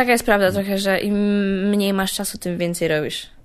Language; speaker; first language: Polish; native; Polish